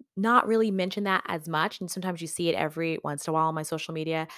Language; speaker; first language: English; native; English